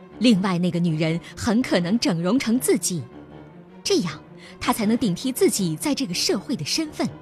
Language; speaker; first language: Chinese; native; Chinese